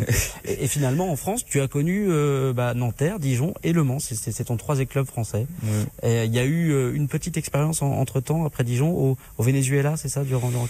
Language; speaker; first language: French; native; French